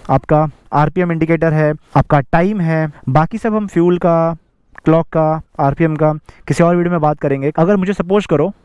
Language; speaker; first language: Hindi; native; Hindi